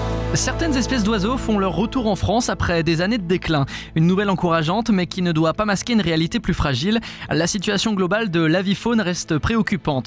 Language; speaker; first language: French; native; French